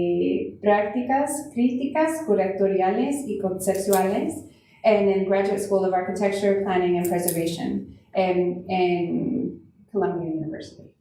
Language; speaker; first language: Spanish; non-native, fluent; English